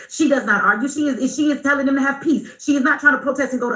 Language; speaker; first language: English; native; English